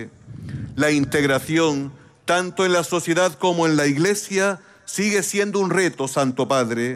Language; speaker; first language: Spanish; native; Spanish